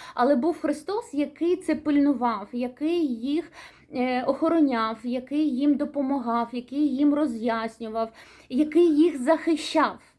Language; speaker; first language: Ukrainian; non-native, local second language; Russian